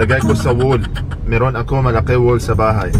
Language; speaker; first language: Filipino; non-native, learner; Arabic